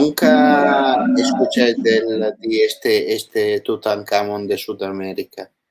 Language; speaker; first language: Spanish; non-native, learner; Italian